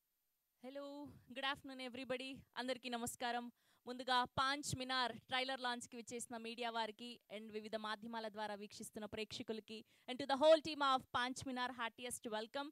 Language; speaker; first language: Telugu; native; Telugu